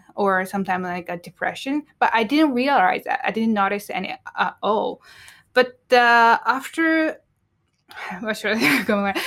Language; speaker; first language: English; non-native, learner; Japanese